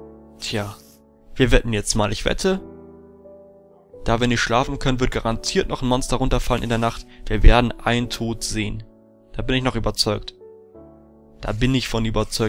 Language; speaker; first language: German; native; German